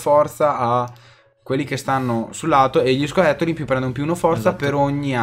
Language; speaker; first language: Italian; native; Italian